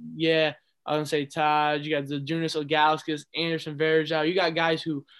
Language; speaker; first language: English; native; English